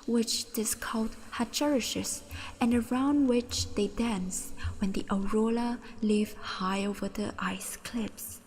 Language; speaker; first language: English; non-native, learner; Vietnamese